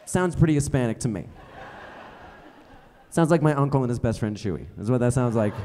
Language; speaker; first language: English; native; English